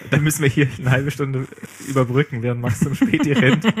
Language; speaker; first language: German; native; German